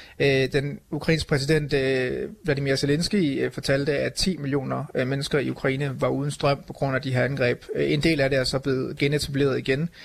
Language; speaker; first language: Danish; native; Danish